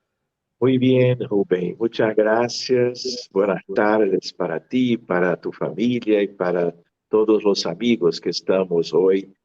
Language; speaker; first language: Spanish; non-native, fluent; Portuguese